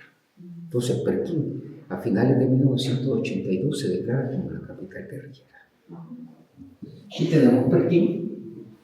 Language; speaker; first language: Spanish; native; Spanish